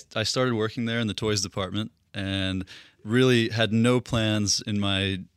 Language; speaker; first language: English; early bilingual, other home language; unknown